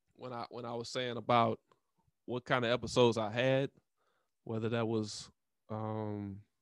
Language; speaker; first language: English; native; English